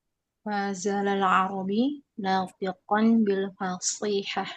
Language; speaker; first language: Arabic; non-native, learner; Indonesian